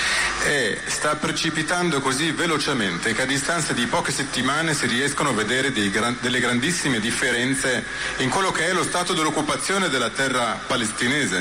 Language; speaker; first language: Italian; native; Italian